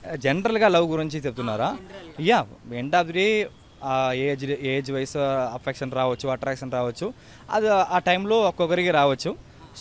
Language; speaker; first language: Telugu; early bilingual, heritage; Tamil